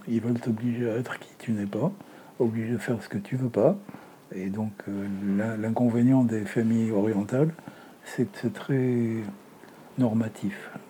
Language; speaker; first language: French; native; French